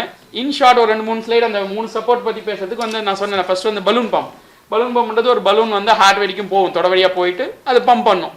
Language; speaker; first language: Tamil; native; Tamil